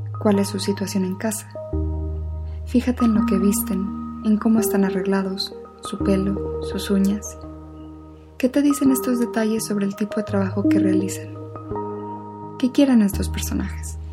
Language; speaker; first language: Spanish; native; Spanish